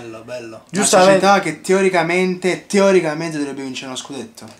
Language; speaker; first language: Italian; native; Italian